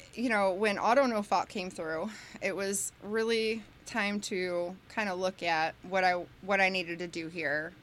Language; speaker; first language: English; native; English